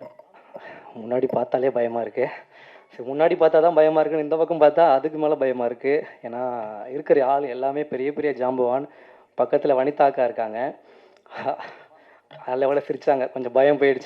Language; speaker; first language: Tamil; native; Tamil